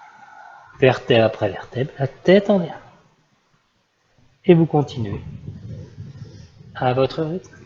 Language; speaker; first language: French; native; French